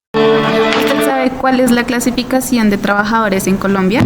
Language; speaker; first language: Spanish; native; Spanish